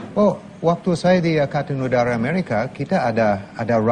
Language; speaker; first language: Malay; non-native, fluent; English